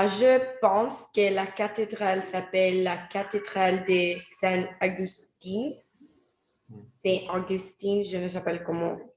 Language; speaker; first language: French; non-native, learner; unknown